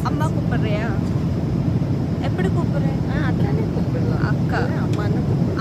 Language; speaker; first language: Tamil; non-native, learner; Malayalam